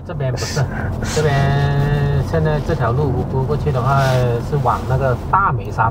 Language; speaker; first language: Chinese; native; Chinese